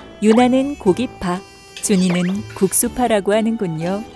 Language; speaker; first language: Korean; native; Korean